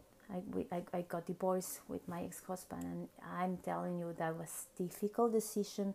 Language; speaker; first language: English; non-native, fluent; Spanish